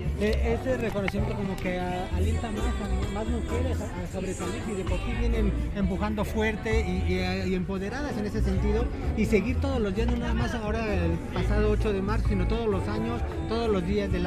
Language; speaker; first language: Spanish; native; Spanish